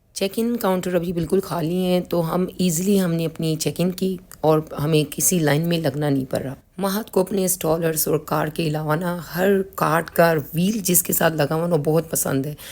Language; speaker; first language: Urdu; native; Urdu